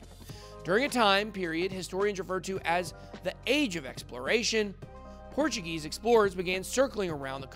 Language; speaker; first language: English; native; English